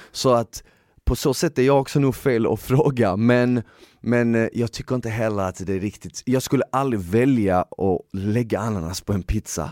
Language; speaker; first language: Swedish; native; Swedish